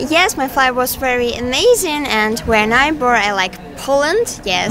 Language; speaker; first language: English; non-native, learner; Russian